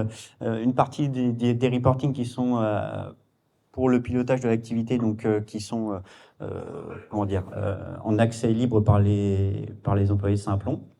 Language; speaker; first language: French; native; French